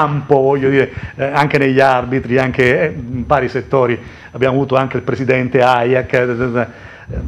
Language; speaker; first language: Italian; native; Italian